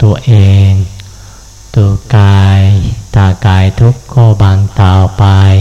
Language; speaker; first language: Thai; non-native, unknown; Japanese